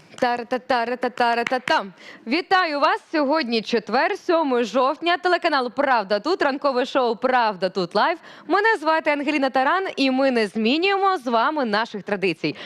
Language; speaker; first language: Ukrainian; native; Ukrainian